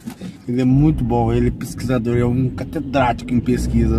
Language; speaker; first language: Portuguese; native; Portuguese